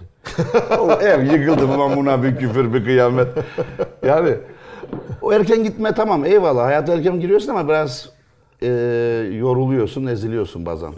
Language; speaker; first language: Turkish; native; Turkish